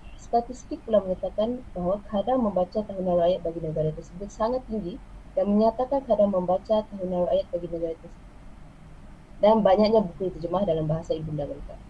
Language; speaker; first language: Malay; native; Malay